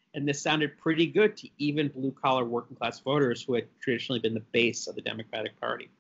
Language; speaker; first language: English; native; English